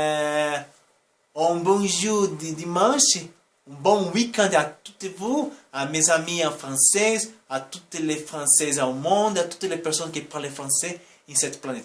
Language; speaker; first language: French; non-native, learner; Portuguese